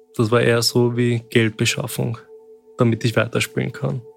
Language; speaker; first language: German; early bilingual, other home language; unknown